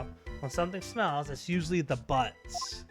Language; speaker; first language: English; native; English